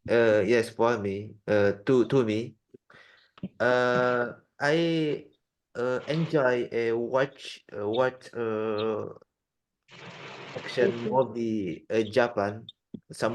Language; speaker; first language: English; non-native, learner; Indonesian